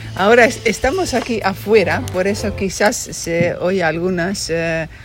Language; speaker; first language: Spanish; non-native, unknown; Dutch